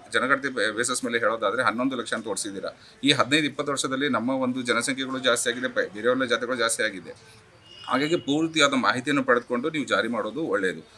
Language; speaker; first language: Kannada; non-native, local second language; Lambadi